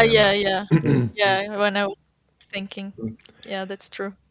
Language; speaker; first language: English; non-native, fluent; Ukrainian